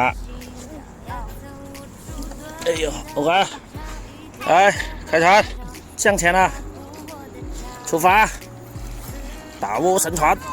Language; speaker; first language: Chinese; native; Chinese